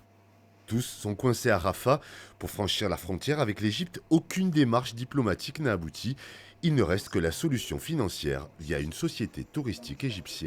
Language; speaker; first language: French; native; French